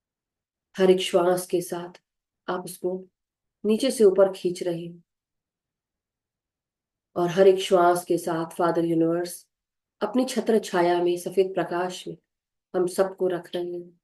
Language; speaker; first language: Hindi; native; Hindi